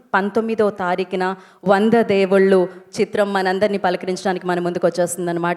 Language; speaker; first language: Telugu; native; Telugu